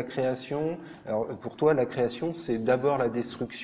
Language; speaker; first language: French; native; French